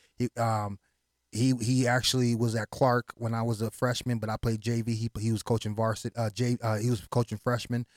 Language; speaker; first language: English; early bilingual, other home language; Haitian Creole